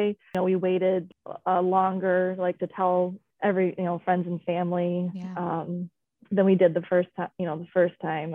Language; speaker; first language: English; native; English